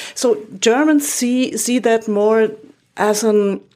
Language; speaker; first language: English; non-native, fluent; German